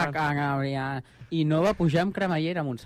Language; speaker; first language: Catalan; native; Catalan